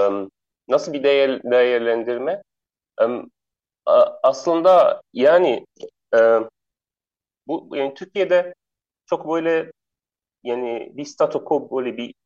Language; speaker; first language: Turkish; non-native, learner; Arabic